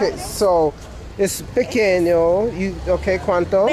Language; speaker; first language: Spanish; non-native, learner; English